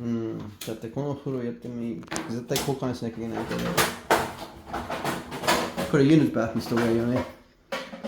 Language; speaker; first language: Japanese; non-native, fluent; English